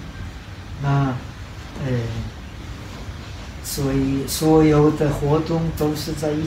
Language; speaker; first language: Chinese; non-native, fluent; Czech